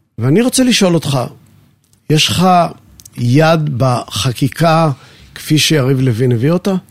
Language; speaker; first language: Hebrew; native; Hebrew